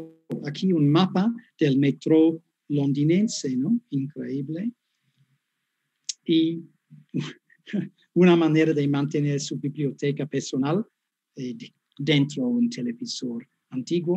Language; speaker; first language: Spanish; non-native, fluent; English